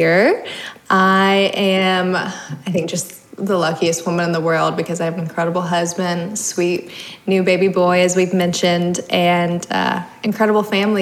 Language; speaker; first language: English; native; English